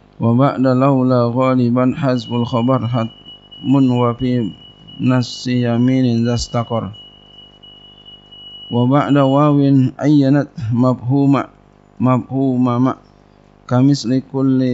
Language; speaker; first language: Arabic; non-native, fluent; Indonesian